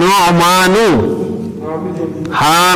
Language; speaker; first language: Arabic; non-native, learner; Urdu